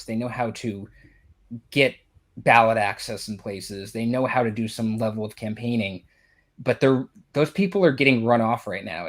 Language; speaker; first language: English; native; English